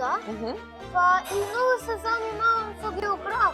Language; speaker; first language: Macedonian; early bilingual, heritage; Macedonian